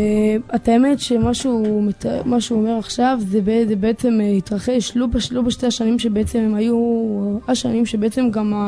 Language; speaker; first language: Hebrew; native; Hebrew